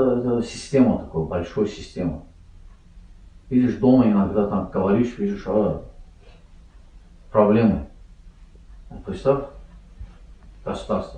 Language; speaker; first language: Russian; non-native, learner; Azerbaijani